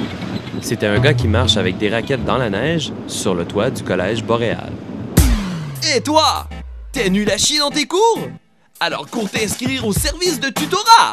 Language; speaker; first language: French; native; French